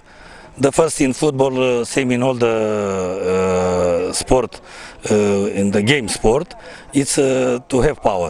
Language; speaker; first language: English; non-native, learner; Romanian